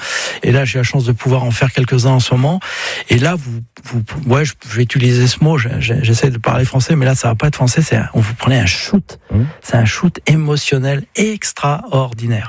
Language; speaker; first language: French; native; French